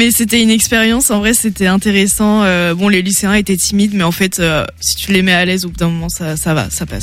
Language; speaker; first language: French; native; French